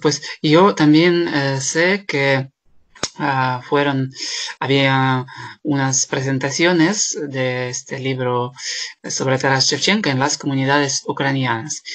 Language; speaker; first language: Spanish; non-native, fluent; Ukrainian